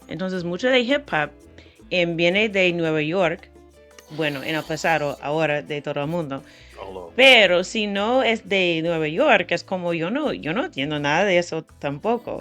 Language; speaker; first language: Spanish; non-native, fluent; English